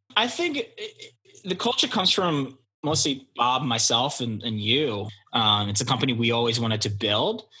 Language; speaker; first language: English; early bilingual, other home language; Polish